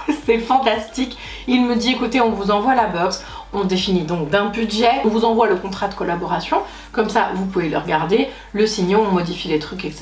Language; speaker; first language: French; native; French